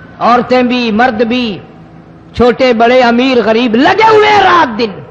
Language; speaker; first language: Urdu; non-native, local second language; Saraiki